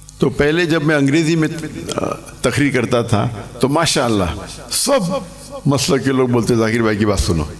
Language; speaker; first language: Urdu; non-native, local second language; English